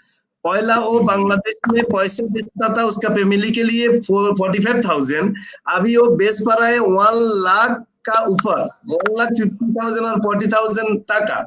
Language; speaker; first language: Hindi; non-native, fluent; Bangla